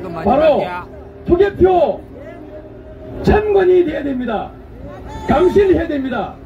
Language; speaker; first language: Korean; native; Korean